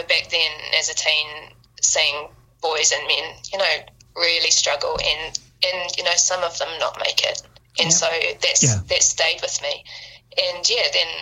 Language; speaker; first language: English; native; English